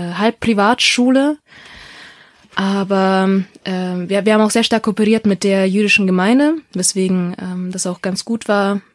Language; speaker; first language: German; non-native, local second language; Russian